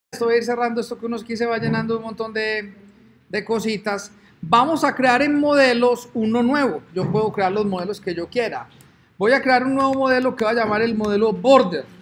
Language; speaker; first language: Spanish; native; Spanish